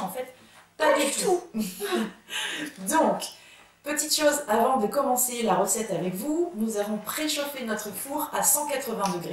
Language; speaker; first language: French; native; French